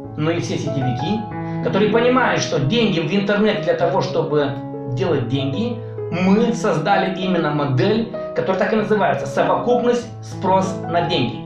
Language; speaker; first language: Russian; non-native, local second language; Romanian